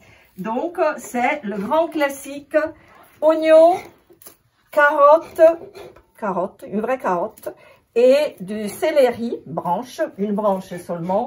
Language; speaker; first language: French; non-native, fluent; Italian